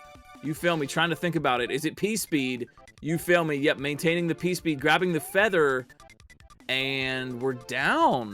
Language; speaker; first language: English; native; English